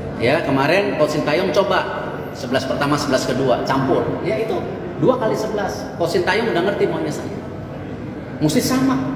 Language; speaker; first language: Indonesian; native; Indonesian